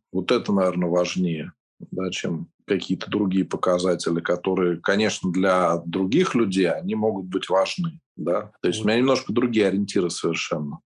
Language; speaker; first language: Russian; native; Russian